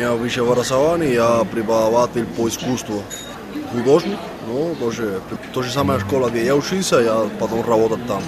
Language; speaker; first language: Russian; early bilingual, heritage; Spanish